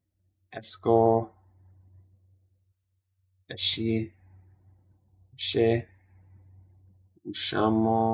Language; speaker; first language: Italian; non-native, learner; English